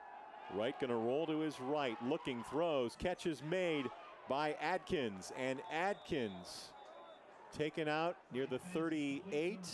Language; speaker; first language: English; native; English